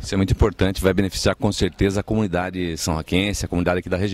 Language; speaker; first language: Portuguese; native; Portuguese